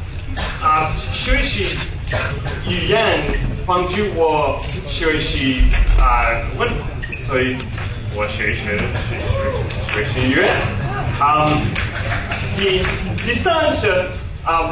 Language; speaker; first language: Chinese; non-native, learner; English